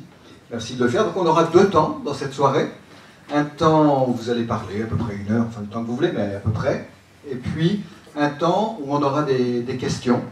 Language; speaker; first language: French; native; French